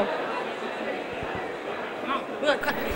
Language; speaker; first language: English; native; English